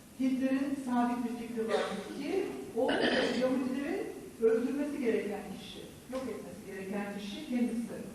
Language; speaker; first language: Turkish; native; Turkish